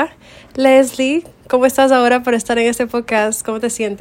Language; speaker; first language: Spanish; early bilingual, heritage; Spanish